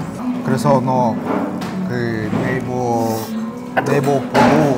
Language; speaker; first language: Korean; non-native, fluent; Russian